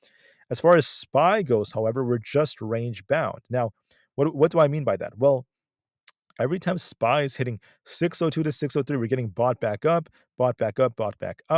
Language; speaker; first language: English; native; English